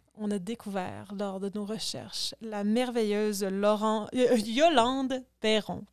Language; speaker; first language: French; native; French